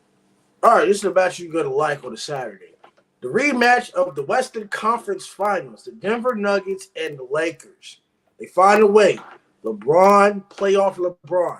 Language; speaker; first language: English; native; English